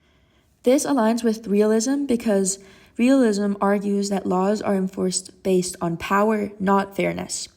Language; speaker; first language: English; non-native, fluent; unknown